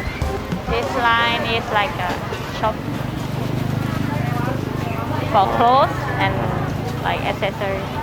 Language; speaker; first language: English; non-native, learner; Thai